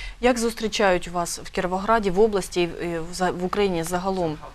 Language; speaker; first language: Ukrainian; native; Ukrainian